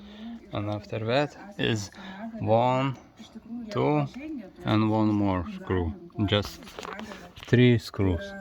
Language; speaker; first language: English; non-native, learner; Lithuanian